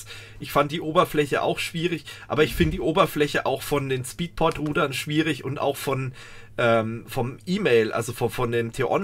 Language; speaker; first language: German; native; German